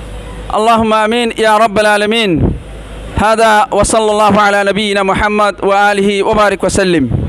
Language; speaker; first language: Arabic; non-native, learner; Rohingya